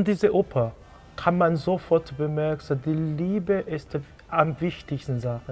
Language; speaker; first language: German; non-native, learner; Korean